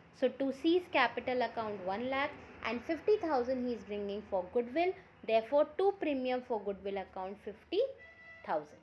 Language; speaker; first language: English; non-native, local second language; Hindi